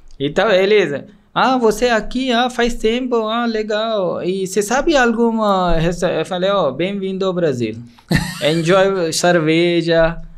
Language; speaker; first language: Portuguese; non-native, learner; Marathi